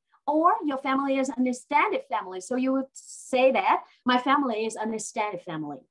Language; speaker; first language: English; non-native, fluent; Vietnamese